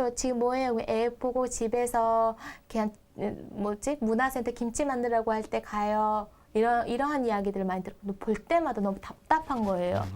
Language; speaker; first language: Korean; non-native, fluent; Mongolian